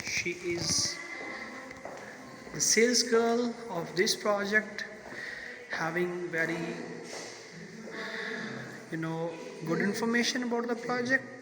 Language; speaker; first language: English; non-native, local second language; Urdu